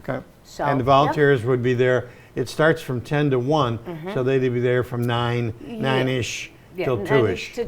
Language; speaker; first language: English; native; English